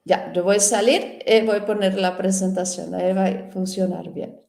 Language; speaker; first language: Spanish; non-native, fluent; Portuguese